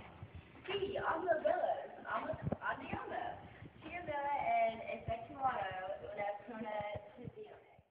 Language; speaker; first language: Italian; non-native, learner; English